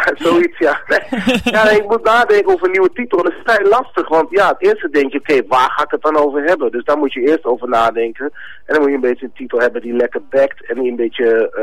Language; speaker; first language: Dutch; early bilingual, other home language; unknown